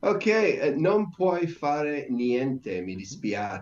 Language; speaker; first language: Italian; non-native, learner; English